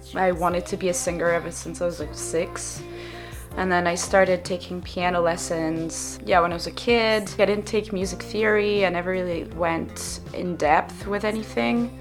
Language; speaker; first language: English; non-native, fluent; French